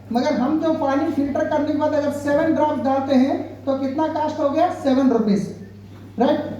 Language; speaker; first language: Hindi; non-native, local second language; Telugu